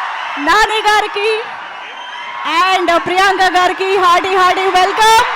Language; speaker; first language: Telugu; native; Telugu